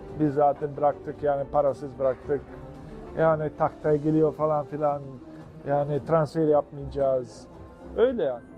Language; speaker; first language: Turkish; non-native, fluent; Bosnian